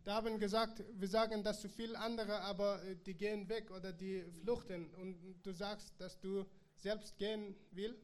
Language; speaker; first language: German; non-native, learner; Persian